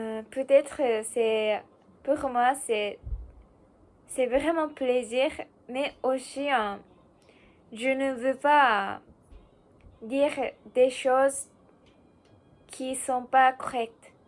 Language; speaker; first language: French; non-native, learner; Japanese